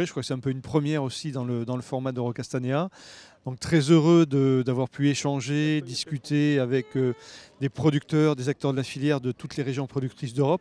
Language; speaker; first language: French; native; French